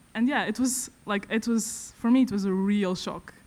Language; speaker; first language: English; non-native, fluent; Portuguese